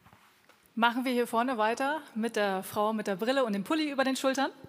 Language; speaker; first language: German; native; German